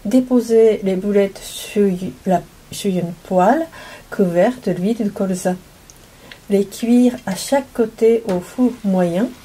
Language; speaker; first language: French; non-native, fluent; Japanese